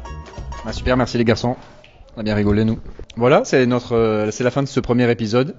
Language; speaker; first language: French; native; French